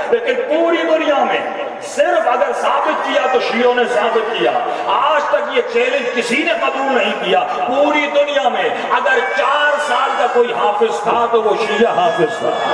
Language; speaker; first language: Urdu; non-native, local second language; Sindhi